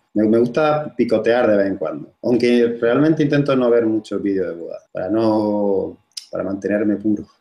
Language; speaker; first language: Spanish; native; Spanish